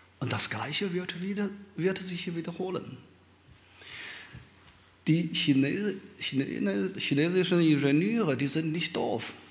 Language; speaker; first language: German; non-native, fluent; Chinese